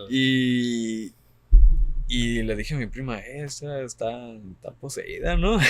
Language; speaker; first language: Spanish; early bilingual, heritage; Spanish